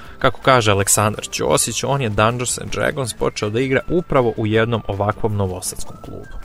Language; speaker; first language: Serbian; native; Serbian